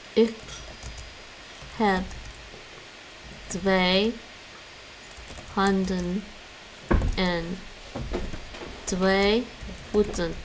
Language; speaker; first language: Dutch; non-native, learner; English